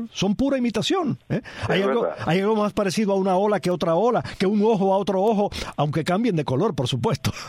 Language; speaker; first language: Spanish; native; Spanish